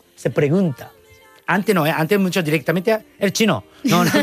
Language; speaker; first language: Spanish; non-native, learner; Japanese